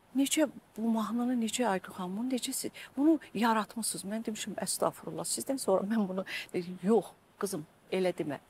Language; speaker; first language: Azerbaijani; native; Azerbaijani